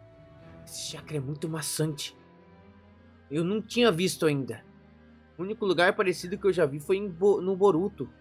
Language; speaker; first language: Portuguese; native; Portuguese